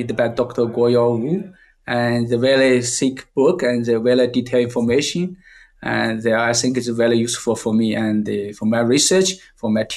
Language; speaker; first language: English; non-native, fluent; Chinese